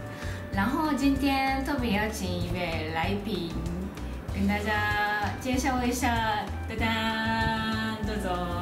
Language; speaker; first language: Chinese; non-native, fluent; Japanese